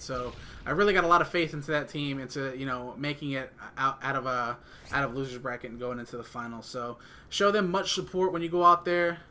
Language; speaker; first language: English; native; English